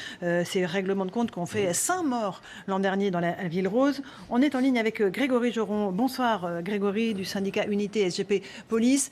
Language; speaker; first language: French; native; French